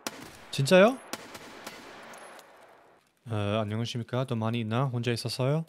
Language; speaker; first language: Korean; non-native, learner; German